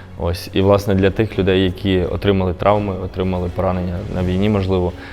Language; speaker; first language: Ukrainian; native; Ukrainian